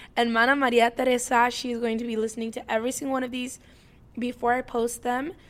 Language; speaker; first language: English; native; English